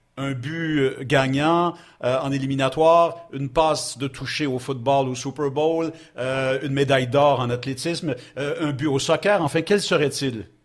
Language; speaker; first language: French; native; French